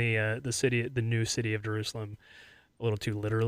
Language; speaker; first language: English; native; English